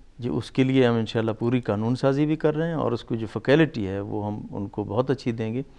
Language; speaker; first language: Urdu; non-native, local second language; Baluchi